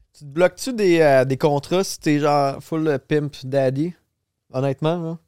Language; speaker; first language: French; native; French